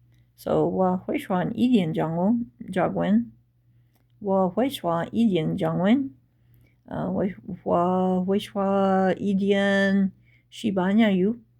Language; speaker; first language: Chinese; non-native, learner; English